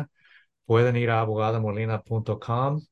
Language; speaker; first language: Spanish; early bilingual, heritage; English